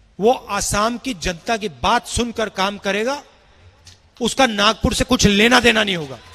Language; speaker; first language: Hindi; native; Hindi